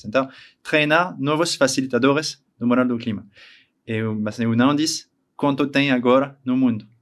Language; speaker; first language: Portuguese; non-native, learner; French